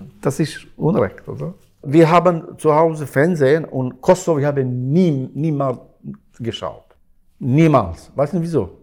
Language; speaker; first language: German; non-native, learner; Albanian